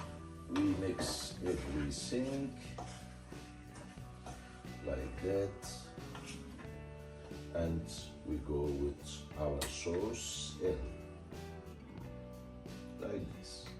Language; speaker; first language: English; non-native, learner; Arabic